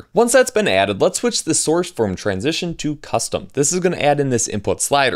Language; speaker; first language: English; native; English